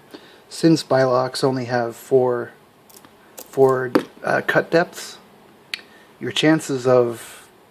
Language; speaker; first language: English; native; English